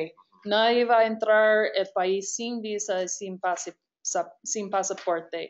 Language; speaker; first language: Spanish; non-native, fluent; English